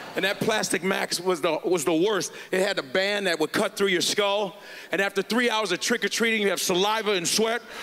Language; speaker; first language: English; native; English